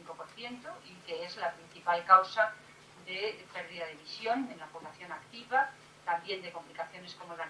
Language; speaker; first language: Spanish; native; Spanish